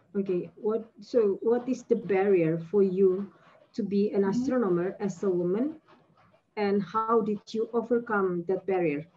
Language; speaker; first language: English; non-native, fluent; Indonesian